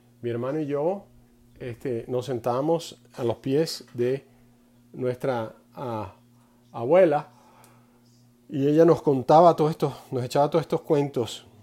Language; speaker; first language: Spanish; non-native, fluent; English